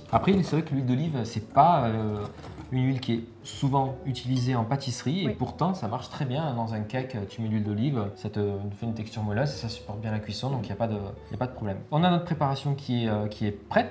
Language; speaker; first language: French; native; French